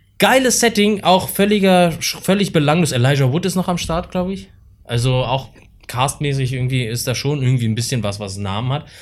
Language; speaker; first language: German; native; German